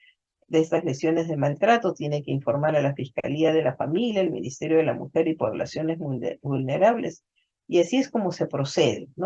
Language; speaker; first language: Spanish; native; Spanish